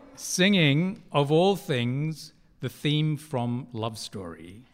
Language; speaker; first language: English; native; English